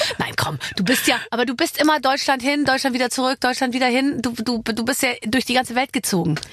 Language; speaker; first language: German; native; German